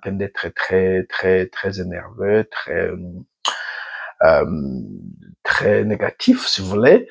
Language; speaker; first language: French; non-native, local second language; Rundi